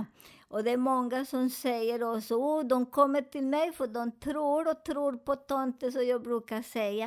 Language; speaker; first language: Swedish; non-native, learner; Spanish